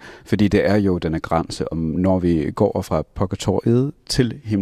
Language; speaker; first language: Danish; non-native, fluent; English